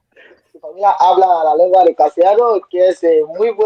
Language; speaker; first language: Spanish; non-native, learner; French